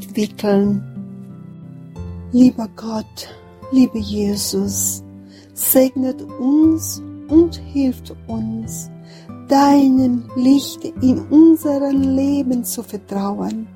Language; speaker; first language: German; non-native, learner; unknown